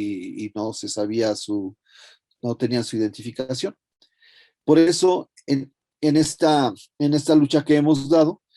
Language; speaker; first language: Spanish; native; Spanish